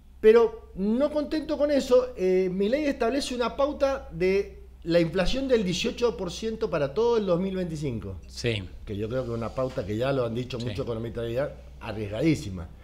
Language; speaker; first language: Spanish; native; Spanish